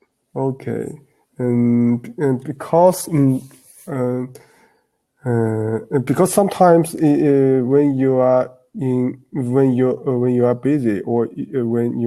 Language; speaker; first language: English; non-native, learner; Chinese